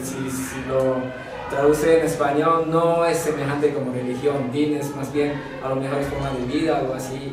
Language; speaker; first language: Spanish; non-native, fluent; Javanese